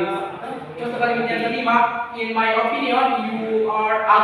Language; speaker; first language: English; non-native, learner; Indonesian